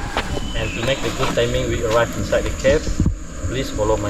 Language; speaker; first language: English; non-native, local second language; Malay